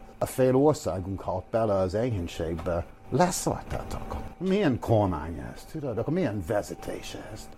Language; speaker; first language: Hungarian; non-native, fluent; English